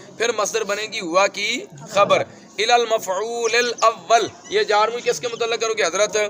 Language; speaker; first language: Urdu; non-native, local second language; Punjabi